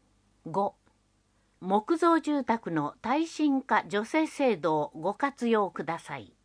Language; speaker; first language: Japanese; native; Japanese